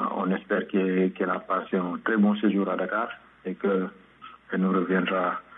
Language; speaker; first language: French; non-native, local second language; Wolof